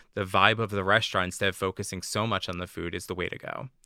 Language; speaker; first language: English; native; English